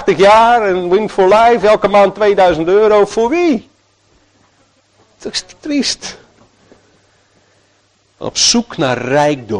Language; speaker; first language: Dutch; native; Dutch